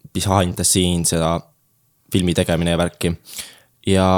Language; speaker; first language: Estonian; native; Estonian